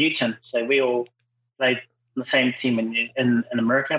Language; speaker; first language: English; native; English